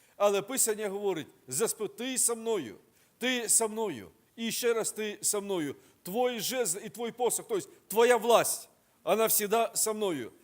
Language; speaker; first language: Ukrainian; non-native, local second language; Russian